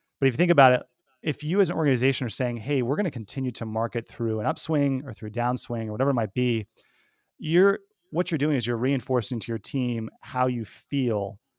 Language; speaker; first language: English; native; English